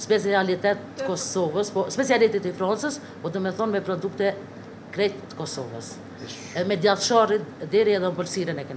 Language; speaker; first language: Albanian; native; Albanian